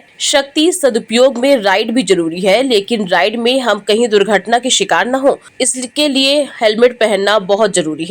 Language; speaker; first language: Hindi; native; Hindi